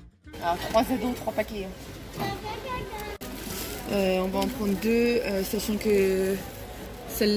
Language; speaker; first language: French; native; French